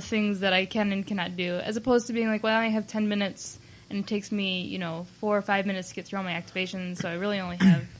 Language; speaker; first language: English; native; English